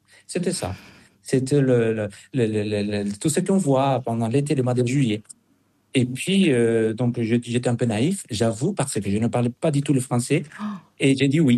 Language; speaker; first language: French; non-native, fluent; Spanish